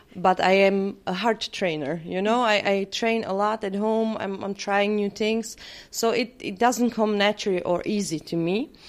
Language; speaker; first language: English; non-native, fluent; Czech